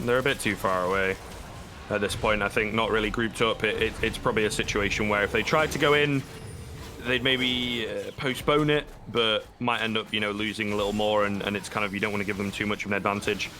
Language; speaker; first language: English; native; English